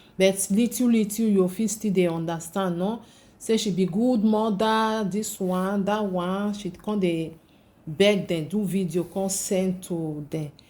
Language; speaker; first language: Nigerian Pidgin; native; Nigerian Pidgin